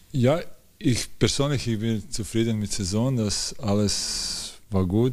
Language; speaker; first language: German; non-native, learner; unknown